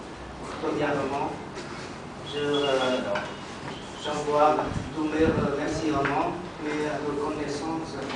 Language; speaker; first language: French; non-native, learner; Vietnamese